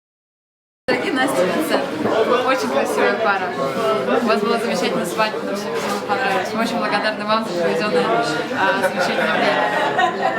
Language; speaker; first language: Russian; native; Russian